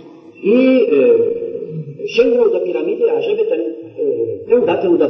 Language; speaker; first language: Polish; native; Polish